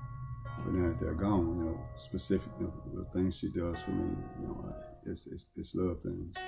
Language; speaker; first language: English; native; English